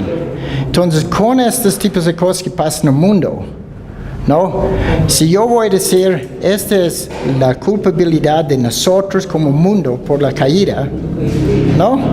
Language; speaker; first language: Spanish; non-native, fluent; Dutch